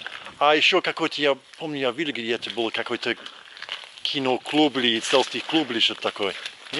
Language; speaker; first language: Russian; non-native, fluent; English